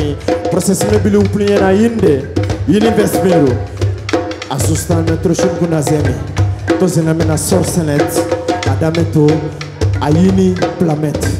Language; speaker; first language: Czech; non-native, learner; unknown